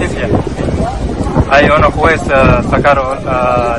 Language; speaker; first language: Spanish; non-native, learner; Arabic